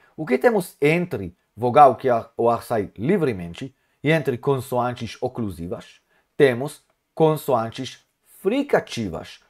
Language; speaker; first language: Portuguese; non-native, fluent; Hebrew